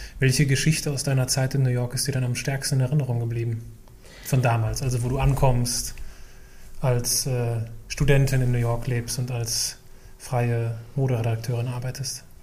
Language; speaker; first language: German; native; German